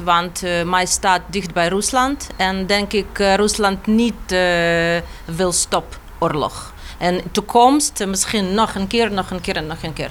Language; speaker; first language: Dutch; non-native, learner; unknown